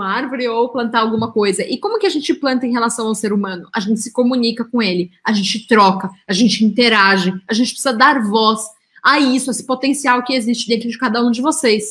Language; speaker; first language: Portuguese; native; Portuguese